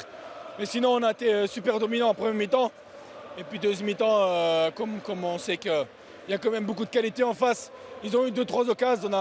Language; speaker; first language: French; native; French